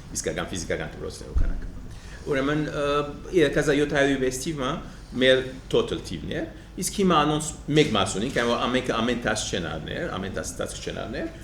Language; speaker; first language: Armenian; early bilingual, heritage; Armenian